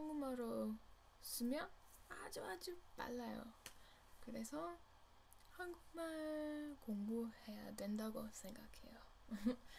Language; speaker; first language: Korean; non-native, learner; English